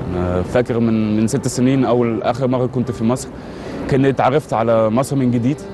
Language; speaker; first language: Arabic; early bilingual, heritage; Arabic